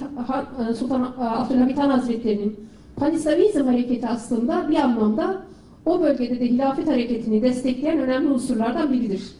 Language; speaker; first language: Turkish; native; Turkish